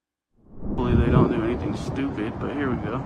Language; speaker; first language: English; native; English